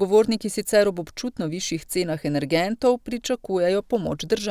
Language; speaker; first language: Slovenian; native; Slovenian